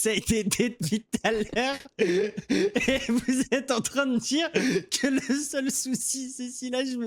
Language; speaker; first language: French; native; French